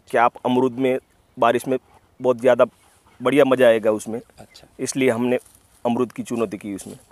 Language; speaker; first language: Hindi; non-native, local second language; Gujarati